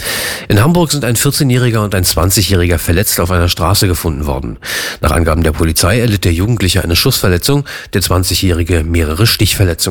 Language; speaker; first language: German; native; German